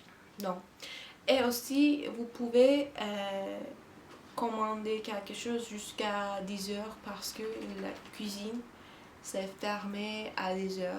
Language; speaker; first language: French; non-native, learner; Turkish